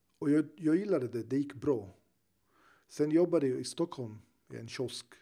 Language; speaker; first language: Swedish; early bilingual, other home language; Turoyo